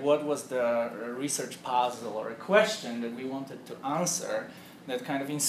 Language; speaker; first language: English; non-native, fluent; Polish